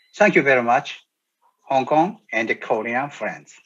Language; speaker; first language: English; non-native, learner; Japanese